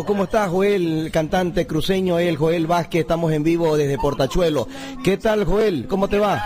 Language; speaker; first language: Spanish; native; Spanish